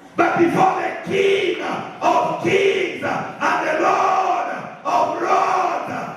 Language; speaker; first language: English; non-native, local second language; Swahili